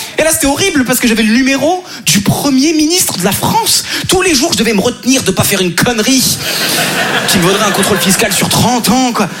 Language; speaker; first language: French; native; French